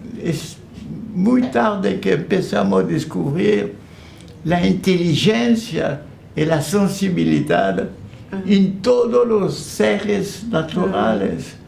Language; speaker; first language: Spanish; non-native, fluent; French